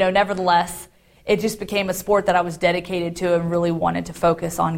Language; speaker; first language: English; native; English